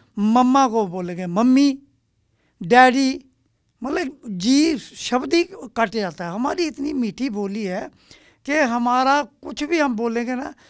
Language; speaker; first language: Hindi; non-native, local second language; Dogri